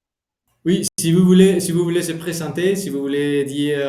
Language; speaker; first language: French; non-native, fluent; Spanish